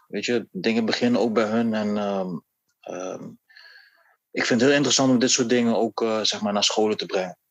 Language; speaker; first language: Dutch; native; Dutch